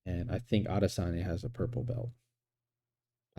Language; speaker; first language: English; native; English